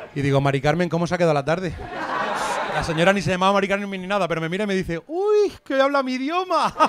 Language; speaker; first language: Spanish; native; Spanish